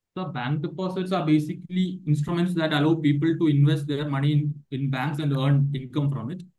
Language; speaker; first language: English; non-native, local second language; Malayalam